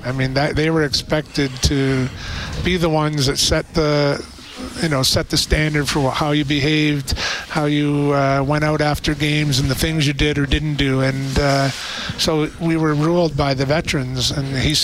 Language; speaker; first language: English; native; English